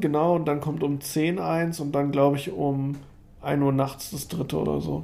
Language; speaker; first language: German; native; German